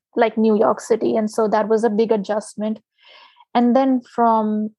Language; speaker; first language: English; non-native, local second language; Hindi